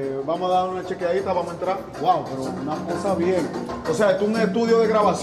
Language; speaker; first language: Spanish; native; Spanish